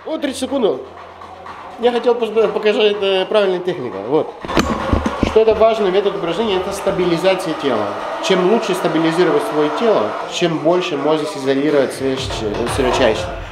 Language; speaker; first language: Russian; non-native, fluent; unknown